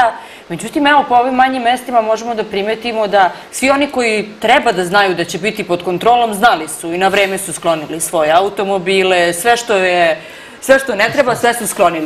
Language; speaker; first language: Serbian; native; Serbian